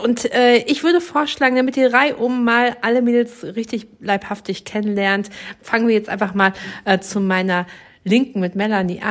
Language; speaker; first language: German; native; German